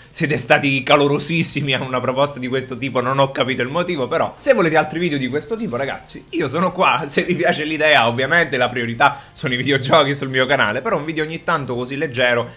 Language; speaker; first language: Italian; native; Italian